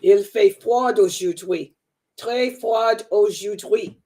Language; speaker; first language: French; non-native, learner; English